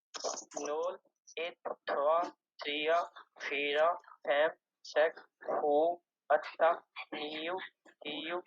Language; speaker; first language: Swedish; non-native, learner; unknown